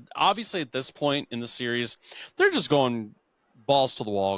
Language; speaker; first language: English; native; English